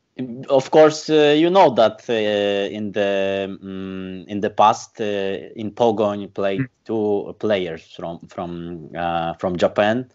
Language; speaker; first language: English; non-native, learner; Polish